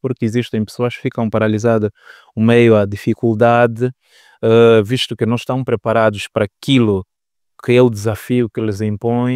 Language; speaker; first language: Portuguese; native; Portuguese